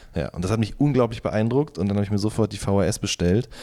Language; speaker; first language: German; native; German